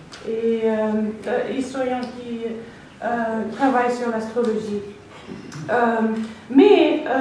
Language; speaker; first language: French; non-native, fluent; English